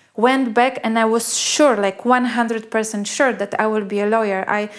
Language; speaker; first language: English; non-native, fluent; Polish